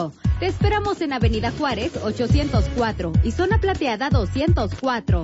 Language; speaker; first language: Spanish; native; Spanish